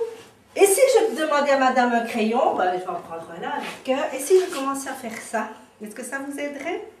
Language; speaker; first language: French; native; French